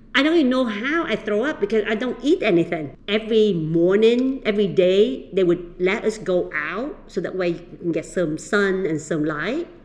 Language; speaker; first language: English; early bilingual, other home language; Vietnamese